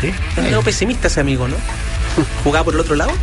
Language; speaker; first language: Spanish; native; Spanish